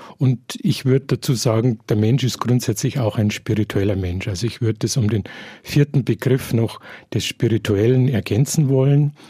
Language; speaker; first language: German; native; German